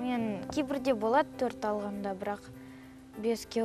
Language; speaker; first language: Kazakh; non-native, local second language; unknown